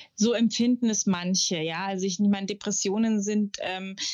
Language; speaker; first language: German; native; German